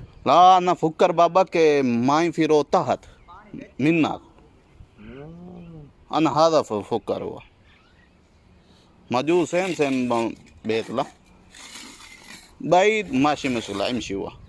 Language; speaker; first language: Arabic; non-native, learner; Punjabi